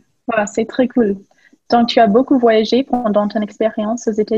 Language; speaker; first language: French; non-native, fluent; English